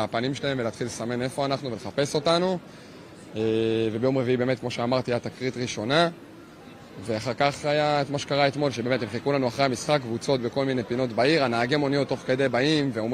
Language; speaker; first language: Hebrew; native; Hebrew